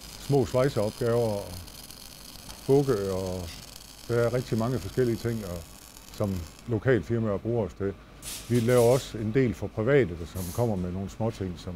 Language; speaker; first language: Danish; native; Danish